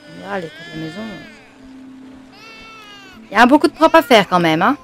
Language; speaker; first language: French; native; French